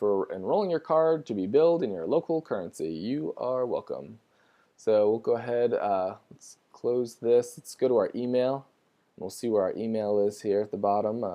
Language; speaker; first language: English; native; English